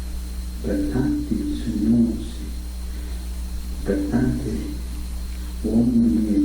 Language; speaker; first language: Italian; non-native, fluent; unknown